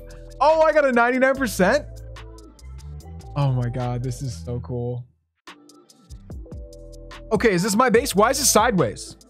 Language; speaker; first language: English; native; English